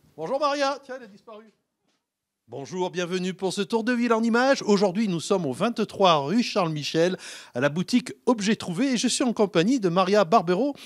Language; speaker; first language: French; native; French